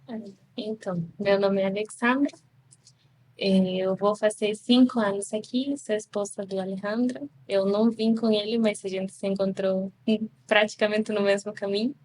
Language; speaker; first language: Portuguese; non-native, fluent; Spanish